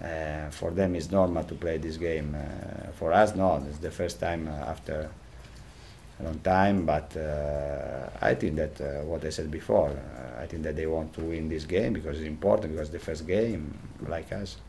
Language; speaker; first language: English; non-native, fluent; Italian